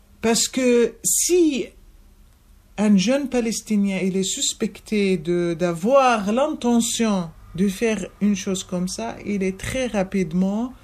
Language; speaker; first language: French; non-native, fluent; Arabic